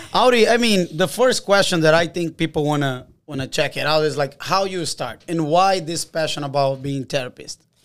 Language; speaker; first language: English; non-native, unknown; Portuguese